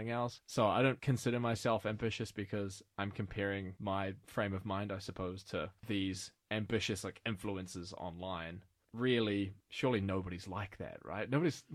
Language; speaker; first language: English; native; English